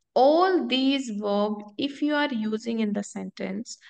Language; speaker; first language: English; non-native, local second language; Hindi